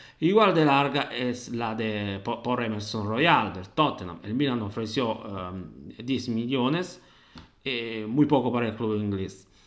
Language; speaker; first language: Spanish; non-native, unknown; Italian